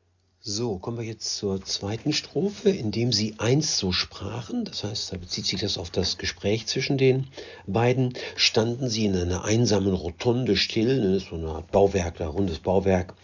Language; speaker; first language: German; native; German